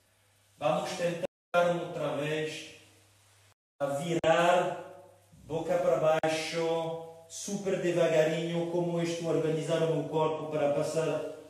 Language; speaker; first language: Portuguese; non-native, fluent; French